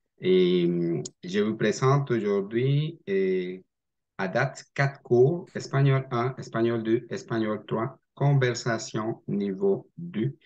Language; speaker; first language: French; non-native, fluent; Spanish